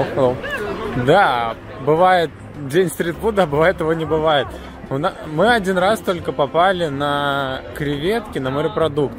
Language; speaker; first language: Russian; native; Russian